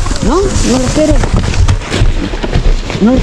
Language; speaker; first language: Spanish; native; Spanish